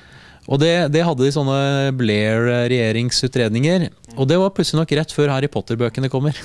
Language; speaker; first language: Norwegian; native; Norwegian